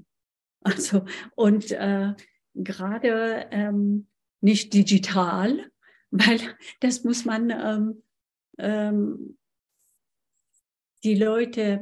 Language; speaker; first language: German; non-native, fluent; Persian